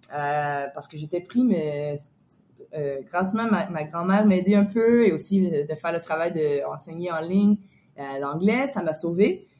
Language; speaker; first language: French; native; French